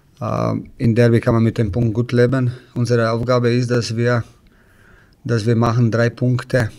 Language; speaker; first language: German; non-native, fluent; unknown